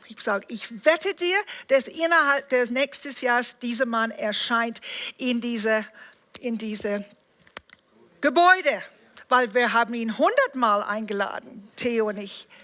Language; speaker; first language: German; non-native, fluent; English